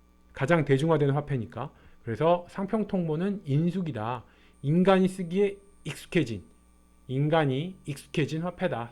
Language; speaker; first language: Korean; native; Korean